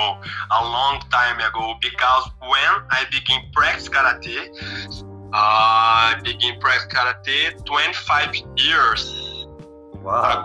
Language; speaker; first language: English; non-native, learner; Portuguese